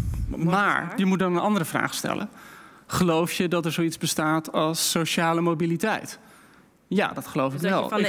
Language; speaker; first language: Dutch; native; Dutch